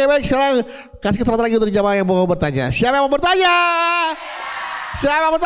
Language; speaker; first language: Indonesian; native; Indonesian